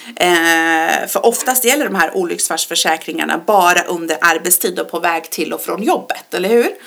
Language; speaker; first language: Swedish; early bilingual, other home language; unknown